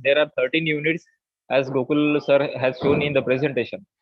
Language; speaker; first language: English; non-native, local second language; Marathi